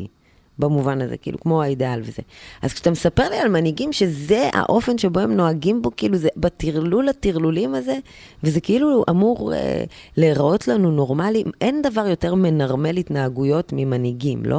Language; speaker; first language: Hebrew; native; Hebrew